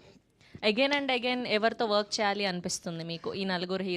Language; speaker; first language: Telugu; native; Telugu